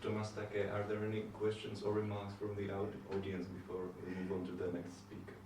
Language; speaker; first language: English; non-native, fluent; Slovak